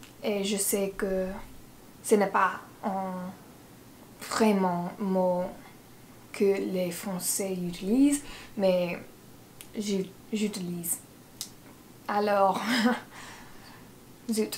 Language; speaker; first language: French; non-native, learner; English